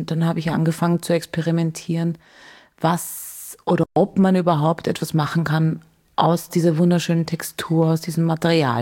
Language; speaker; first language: German; native; German